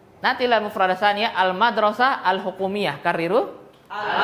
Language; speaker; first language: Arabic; non-native, fluent; Indonesian